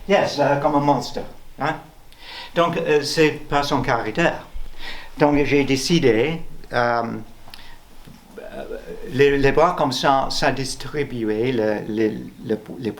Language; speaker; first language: French; non-native, learner; English